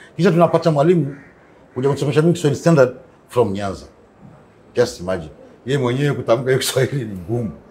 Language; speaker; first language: Swahili; non-native, local second language; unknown